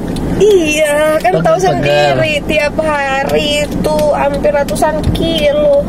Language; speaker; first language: Indonesian; native; Indonesian